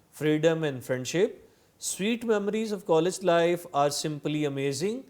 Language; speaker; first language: English; non-native, local second language; Urdu